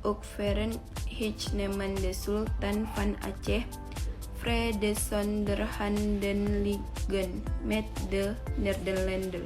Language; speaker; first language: Dutch; non-native, learner; Indonesian